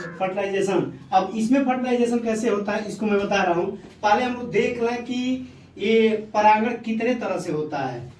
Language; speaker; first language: Hindi; native; Hindi